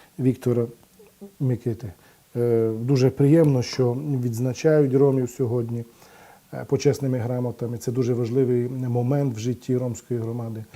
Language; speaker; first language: Ukrainian; non-native, local second language; Romany